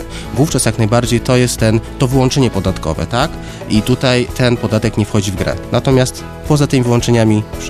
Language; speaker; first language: Polish; native; Polish